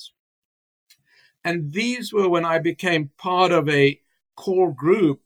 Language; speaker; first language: English; native; English